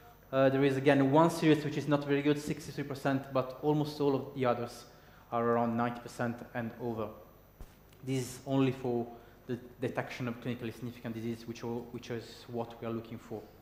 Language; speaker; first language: English; non-native, fluent; Italian